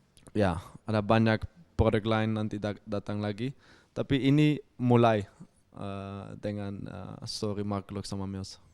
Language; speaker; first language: Indonesian; non-native, fluent; Dutch